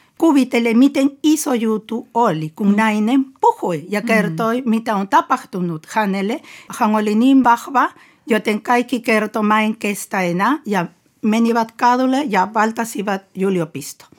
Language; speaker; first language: Finnish; non-native, fluent; Spanish